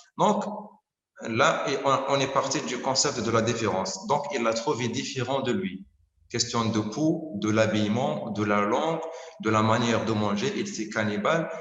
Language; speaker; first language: French; non-native, local second language; Arabic